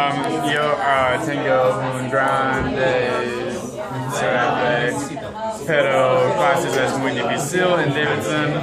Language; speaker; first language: Spanish; non-native, learner; English